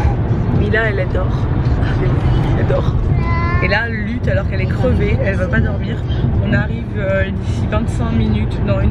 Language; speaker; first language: French; native; French